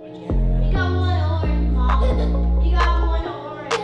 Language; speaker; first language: English; native; English